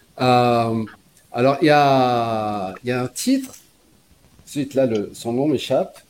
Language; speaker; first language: French; non-native, local second language; Arabic